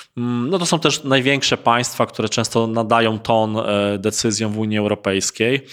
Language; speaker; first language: Polish; native; Polish